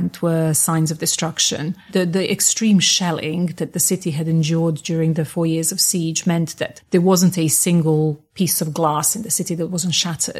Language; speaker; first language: English; non-native, fluent; Bosnian